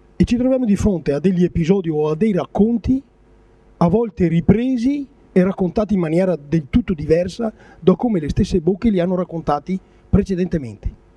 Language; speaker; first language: Italian; native; Italian